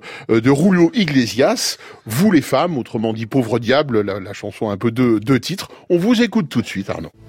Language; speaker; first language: French; native; French